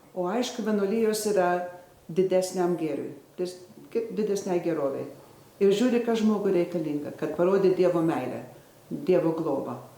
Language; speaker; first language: Lithuanian; early bilingual, heritage; Lithuanian